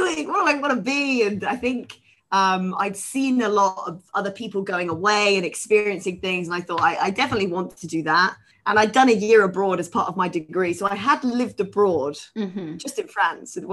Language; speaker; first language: English; native; English